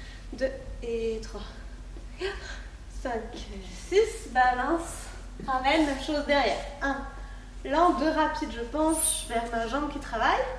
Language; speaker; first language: French; native; French